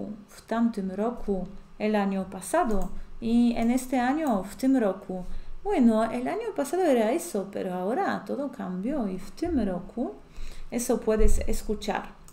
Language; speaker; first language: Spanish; non-native, fluent; Polish